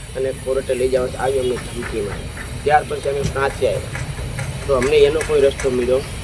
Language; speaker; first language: Gujarati; native; Gujarati